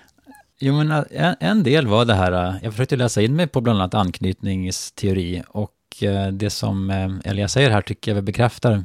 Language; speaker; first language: Swedish; native; Swedish